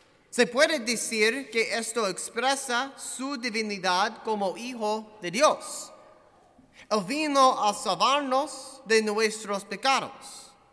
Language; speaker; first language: Spanish; non-native, fluent; English